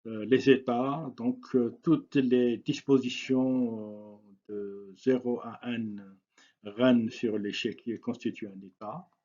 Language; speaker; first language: French; non-native, local second language; Arabic